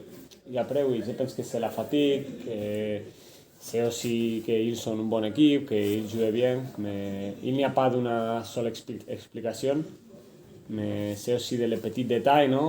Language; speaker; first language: French; non-native, fluent; Spanish